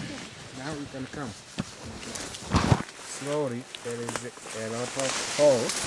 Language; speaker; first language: English; non-native, local second language; Kinyarwanda